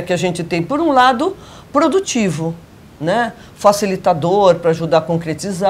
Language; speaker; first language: Portuguese; native; Portuguese